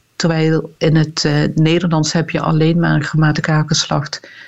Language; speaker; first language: Dutch; native; Dutch